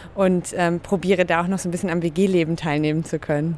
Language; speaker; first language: German; native; German